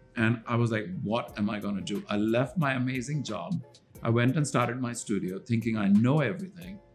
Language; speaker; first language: English; non-native, local second language; Hindi